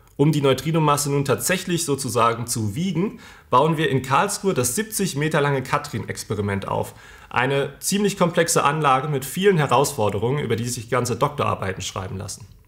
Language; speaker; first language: German; native; German